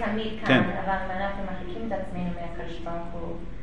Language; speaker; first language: Hebrew; non-native, learner; English